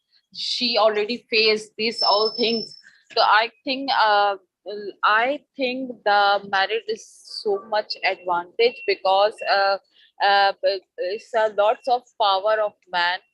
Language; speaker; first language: English; non-native, learner; Urdu